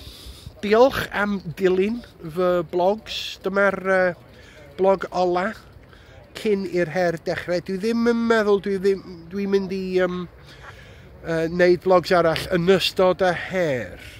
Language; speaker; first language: Welsh; non-native, local second language; English